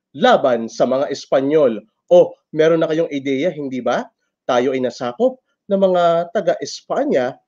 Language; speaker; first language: Filipino; native; Filipino